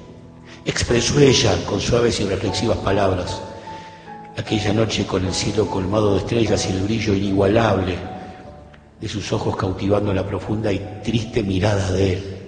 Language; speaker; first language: Spanish; native; Spanish